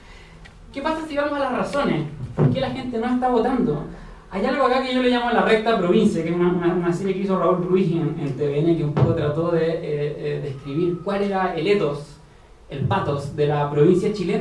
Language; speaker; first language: Spanish; native; Spanish